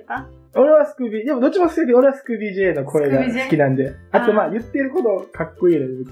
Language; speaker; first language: Japanese; native; Japanese